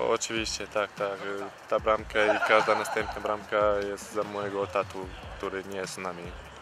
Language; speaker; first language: Polish; non-native, learner; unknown